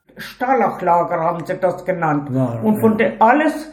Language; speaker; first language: German; early bilingual, heritage; Ukrainian